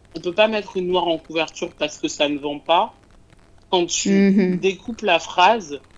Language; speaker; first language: French; native; French